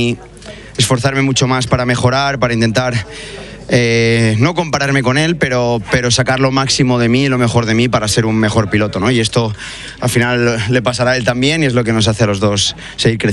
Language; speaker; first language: Spanish; native; Spanish